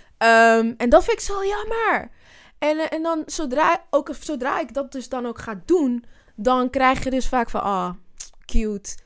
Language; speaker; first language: Dutch; native; Dutch